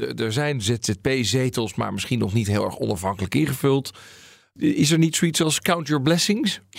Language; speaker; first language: Dutch; native; Dutch